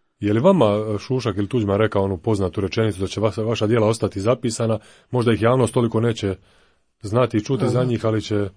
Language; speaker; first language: Croatian; native; Croatian